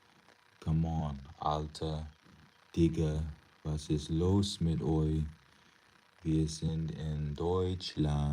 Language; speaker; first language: German; non-native, learner; English